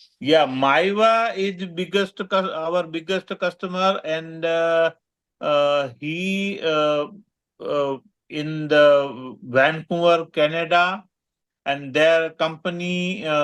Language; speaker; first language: English; non-native, learner; Gujarati